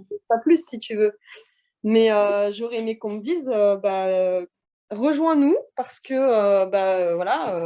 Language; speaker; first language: French; native; French